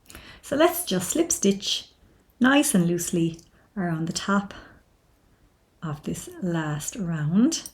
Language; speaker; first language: English; native; English